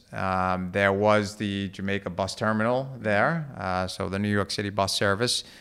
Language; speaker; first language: English; native; English